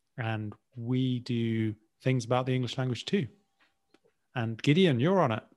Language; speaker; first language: English; native; English